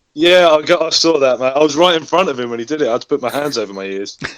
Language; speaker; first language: English; native; English